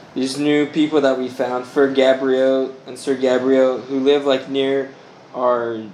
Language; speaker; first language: English; native; English